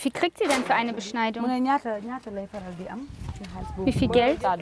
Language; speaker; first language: German; native; German